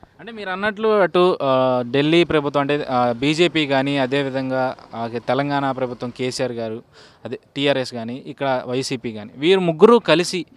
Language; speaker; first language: Telugu; native; Telugu